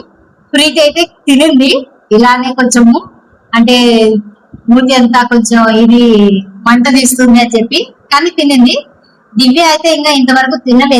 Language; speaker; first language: Telugu; native; Telugu